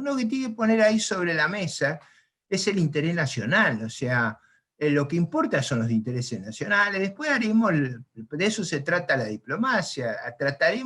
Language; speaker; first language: Spanish; native; Spanish